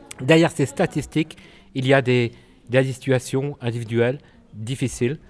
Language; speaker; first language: French; native; French